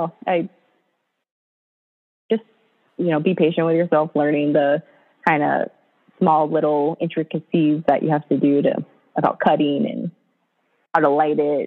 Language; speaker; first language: English; native; English